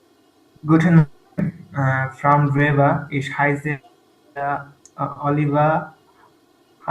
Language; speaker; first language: German; non-native, learner; Bangla